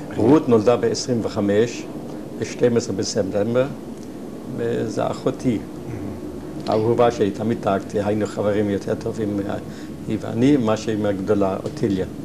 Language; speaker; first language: Hebrew; non-native, fluent; German